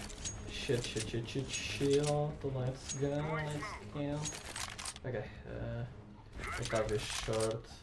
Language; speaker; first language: English; non-native, learner; Portuguese